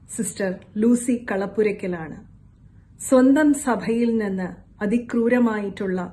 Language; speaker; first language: Malayalam; native; Malayalam